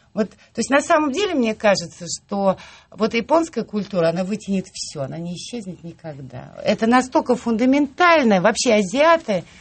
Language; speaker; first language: Russian; native; Russian